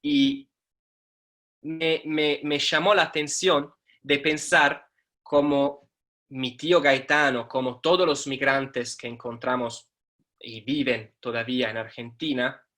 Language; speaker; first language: Spanish; non-native, fluent; Italian